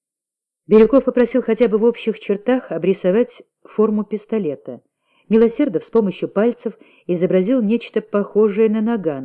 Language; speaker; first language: Russian; native; Russian